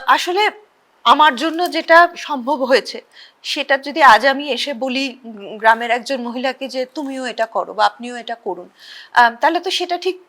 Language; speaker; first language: Bangla; native; Bangla